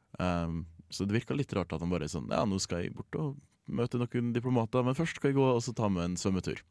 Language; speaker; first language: Norwegian; native; Norwegian